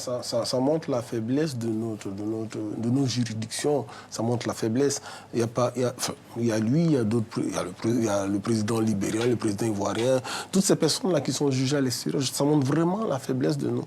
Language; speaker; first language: French; native; French